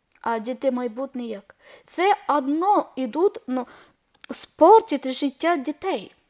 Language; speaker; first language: Ukrainian; non-native, learner; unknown